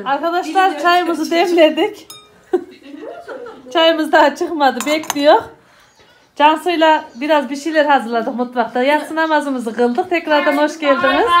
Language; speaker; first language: Turkish; native; Turkish